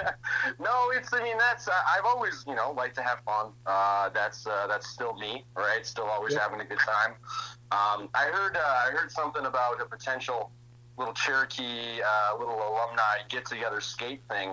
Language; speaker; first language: English; native; English